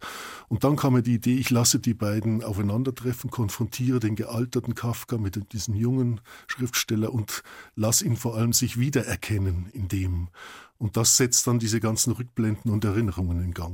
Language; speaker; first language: German; native; German